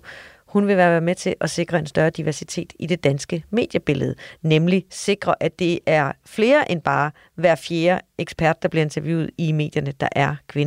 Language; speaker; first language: Danish; native; Danish